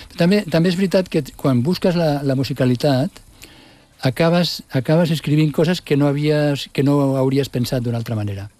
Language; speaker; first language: Catalan; non-native, local second language; Spanish